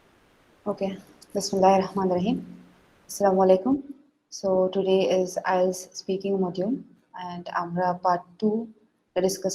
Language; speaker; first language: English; non-native, fluent; Bangla